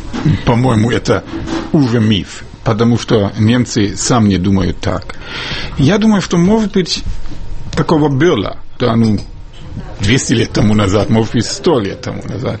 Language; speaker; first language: Russian; non-native, fluent; German